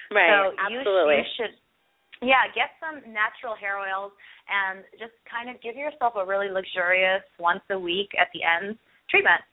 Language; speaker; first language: English; early bilingual, other home language; Hindi